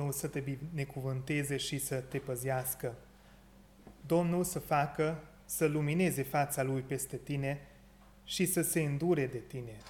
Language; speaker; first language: Romanian; non-native, local second language; Hungarian